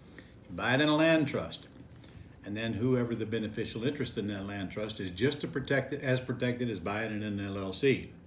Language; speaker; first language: English; native; English